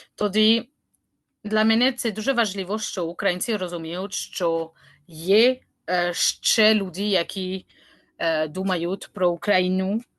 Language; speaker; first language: Ukrainian; non-native, learner; French